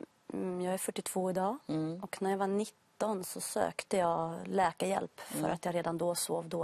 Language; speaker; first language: Swedish; native; Swedish